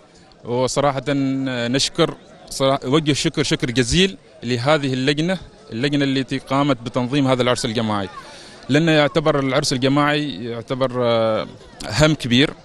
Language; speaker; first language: Arabic; native; Arabic